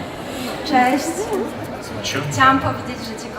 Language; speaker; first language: Polish; native; Polish